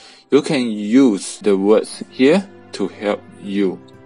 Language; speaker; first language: English; non-native, local second language; Chinese